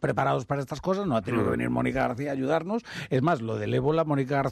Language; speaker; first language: Spanish; native; Spanish